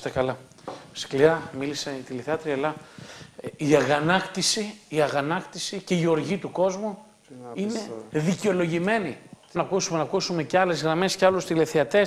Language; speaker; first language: Greek; native; Greek